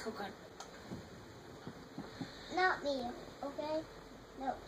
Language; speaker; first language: English; native; English